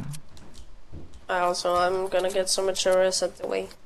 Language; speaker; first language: English; non-native, fluent; Danish